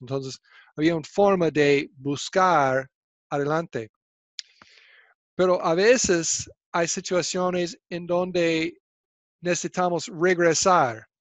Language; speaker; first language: Spanish; non-native, fluent; English